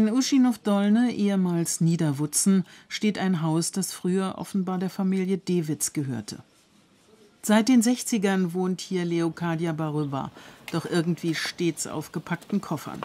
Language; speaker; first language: German; native; German